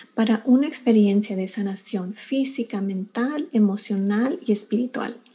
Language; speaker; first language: Spanish; early bilingual, heritage; Spanish